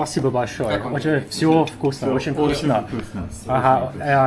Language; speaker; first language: Russian; non-native, learner; English